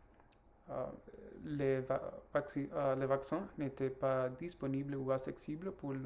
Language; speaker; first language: French; non-native, learner; Spanish